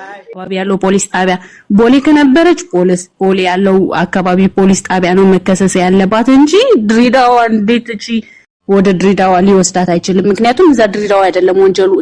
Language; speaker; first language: Amharic; non-native, local second language; Tigrinya